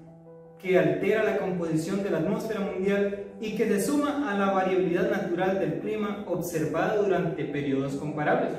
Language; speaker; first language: Spanish; native; Spanish